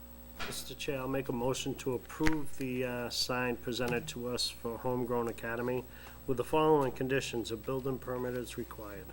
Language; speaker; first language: English; native; English